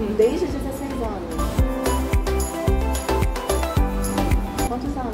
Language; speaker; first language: Portuguese; native; Portuguese